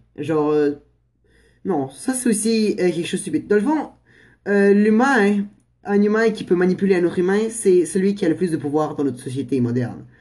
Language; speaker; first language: French; non-native, fluent; Russian